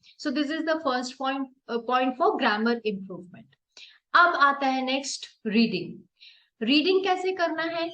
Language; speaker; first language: Hindi; native; Hindi